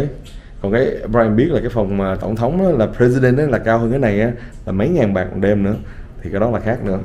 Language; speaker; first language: Vietnamese; early bilingual, heritage; Vietnamese